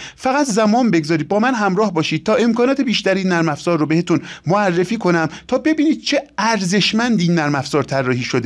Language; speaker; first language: Persian; native; Persian